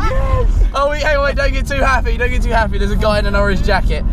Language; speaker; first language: English; native; English